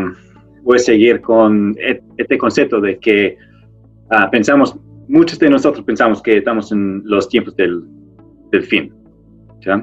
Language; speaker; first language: Spanish; non-native, fluent; English